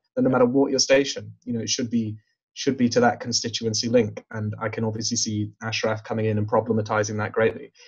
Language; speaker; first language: English; native; English